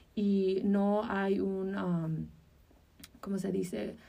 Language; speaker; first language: Spanish; early bilingual, heritage; Spanish